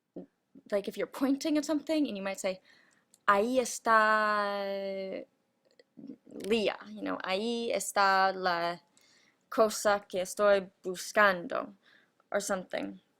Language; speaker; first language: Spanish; non-native, fluent; English